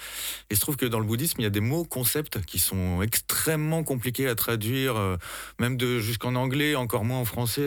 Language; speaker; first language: French; native; French